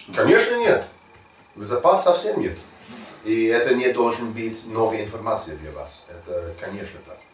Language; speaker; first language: Russian; non-native, learner; English